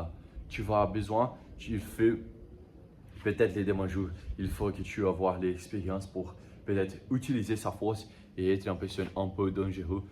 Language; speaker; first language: French; non-native, learner; Portuguese